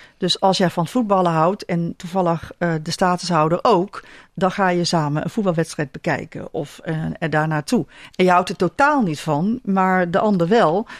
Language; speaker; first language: Dutch; native; Dutch